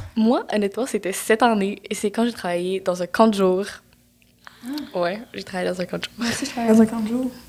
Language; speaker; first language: French; native; French